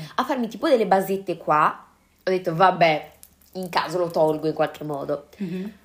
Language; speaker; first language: Italian; early bilingual, other home language; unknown